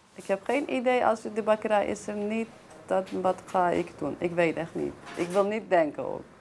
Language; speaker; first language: Dutch; non-native, learner; Turkish